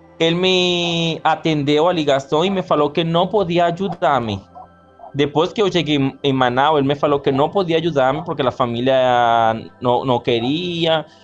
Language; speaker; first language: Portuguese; non-native, learner; Spanish